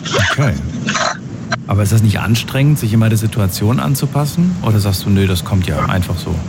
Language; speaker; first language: German; native; German